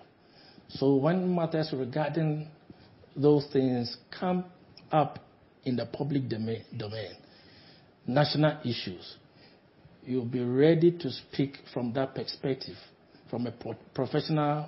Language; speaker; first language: English; non-native, local second language; Akan